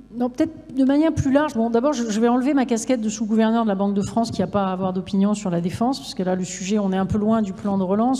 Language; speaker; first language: French; native; French